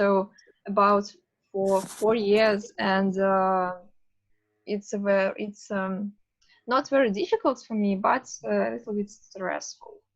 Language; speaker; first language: English; non-native, fluent; Russian